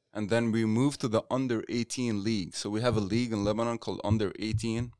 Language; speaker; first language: English; non-native, fluent; Arabic